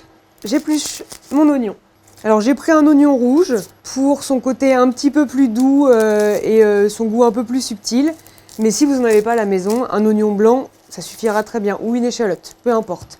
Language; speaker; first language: French; native; French